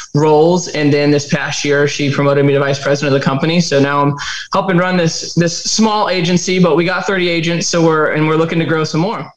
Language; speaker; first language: English; native; English